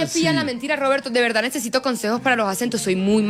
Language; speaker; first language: Spanish; native; Spanish